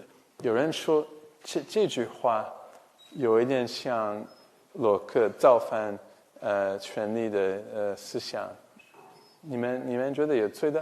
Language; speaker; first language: Chinese; non-native, fluent; English